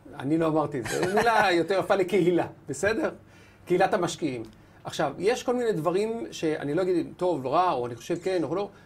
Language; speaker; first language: Hebrew; native; Hebrew